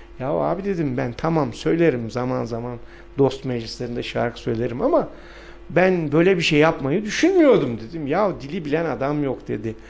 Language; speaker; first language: Turkish; non-native, local second language; Adyghe